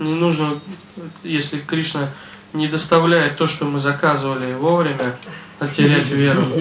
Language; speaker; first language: Russian; native; Russian